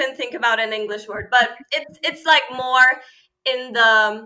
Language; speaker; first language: English; non-native, fluent; Turkish